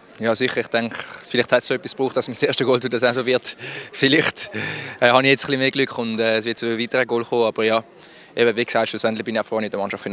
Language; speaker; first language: German; native; German